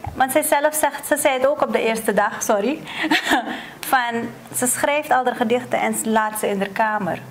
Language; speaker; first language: Dutch; native; Dutch